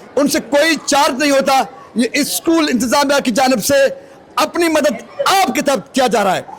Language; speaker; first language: Urdu; non-native, local second language; Sindhi